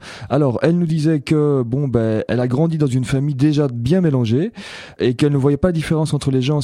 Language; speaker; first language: French; native; French